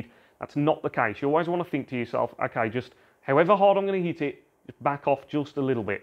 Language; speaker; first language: English; native; English